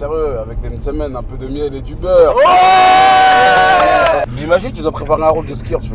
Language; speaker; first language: French; native; French